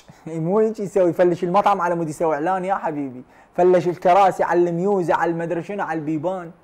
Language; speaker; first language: Arabic; native; Arabic